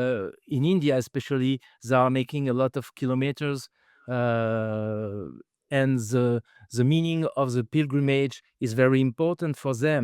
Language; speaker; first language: English; non-native, fluent; French